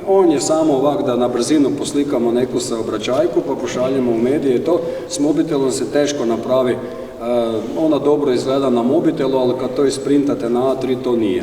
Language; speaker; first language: Croatian; native; Croatian